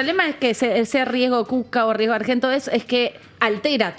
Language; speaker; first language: Spanish; native; Spanish